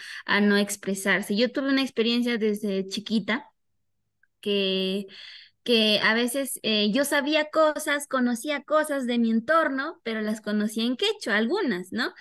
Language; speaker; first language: Spanish; non-native, local second language; Quechua